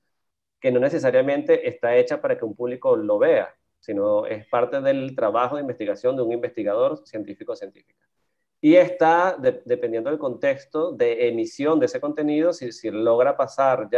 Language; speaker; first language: Spanish; native; Spanish